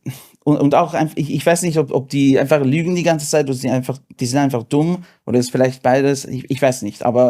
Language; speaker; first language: German; non-native, fluent; English